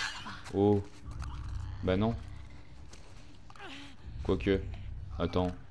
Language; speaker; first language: French; native; French